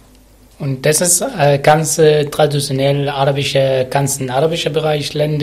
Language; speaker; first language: German; non-native, learner; Arabic